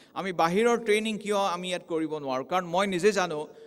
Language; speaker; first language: English; non-native, local second language; Assamese